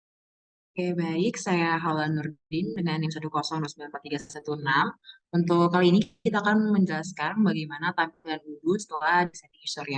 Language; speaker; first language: Indonesian; native; Indonesian